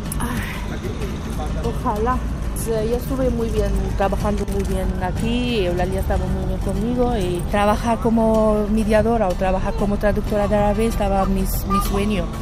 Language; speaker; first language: Spanish; non-native, learner; Arabic